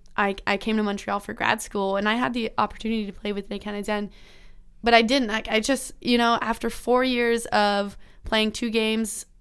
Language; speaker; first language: English; native; English